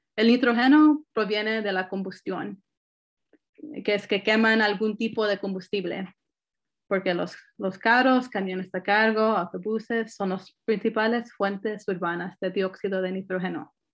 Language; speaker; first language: Spanish; early bilingual, heritage; Spanish